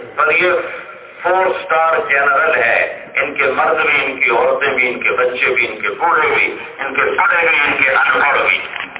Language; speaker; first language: Urdu; non-native, local second language; Punjabi